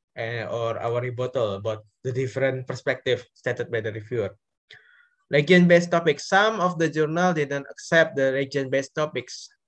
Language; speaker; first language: English; non-native, learner; Indonesian